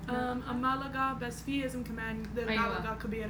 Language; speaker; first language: Arabic; non-native, learner; English